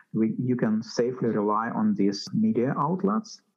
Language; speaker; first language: English; non-native, fluent; Ukrainian